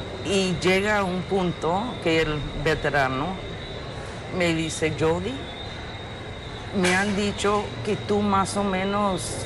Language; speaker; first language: Spanish; non-native, fluent; English